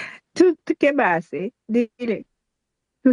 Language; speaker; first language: Spanish; non-native, learner; Haitian Creole